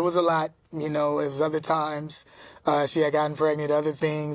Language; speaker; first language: English; native; English